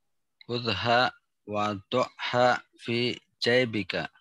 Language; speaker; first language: Arabic; non-native, learner; Indonesian